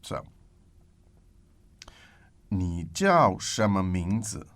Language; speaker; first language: Chinese; non-native, learner; English